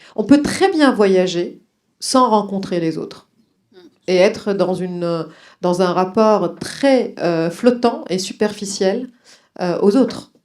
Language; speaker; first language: French; non-native, local second language; Arabic